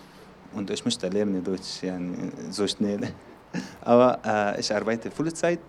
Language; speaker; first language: German; non-native, learner; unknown